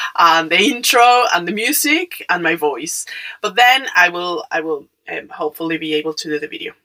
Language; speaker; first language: English; non-native, fluent; Spanish